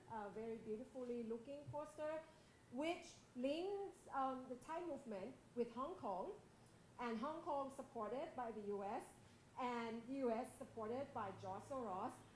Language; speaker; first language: English; non-native, fluent; Thai